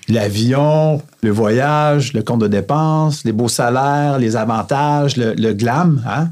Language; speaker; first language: French; native; French